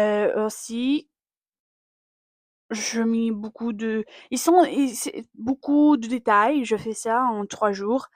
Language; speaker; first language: French; non-native, learner; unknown